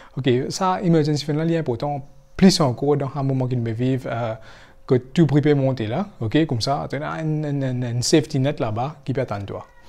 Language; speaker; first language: French; non-native, local second language; Morisyen